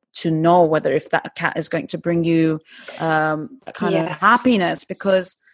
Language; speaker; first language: English; non-native, fluent; Turkish